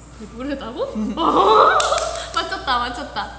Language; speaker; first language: Korean; non-native, fluent; Thai